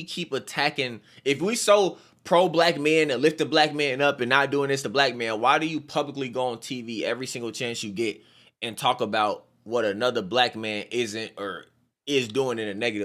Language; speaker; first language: English; native; English